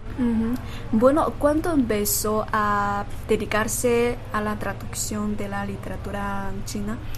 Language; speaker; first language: Spanish; non-native, fluent; Chinese